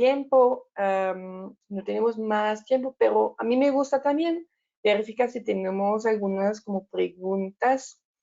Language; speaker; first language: Spanish; non-native, learner; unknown